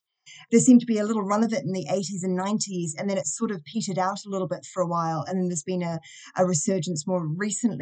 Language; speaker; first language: English; native; English